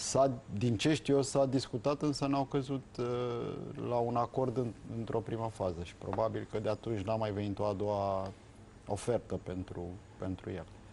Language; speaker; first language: Romanian; native; Romanian